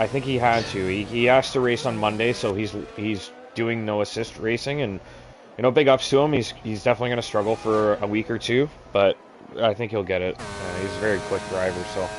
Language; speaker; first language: English; native; English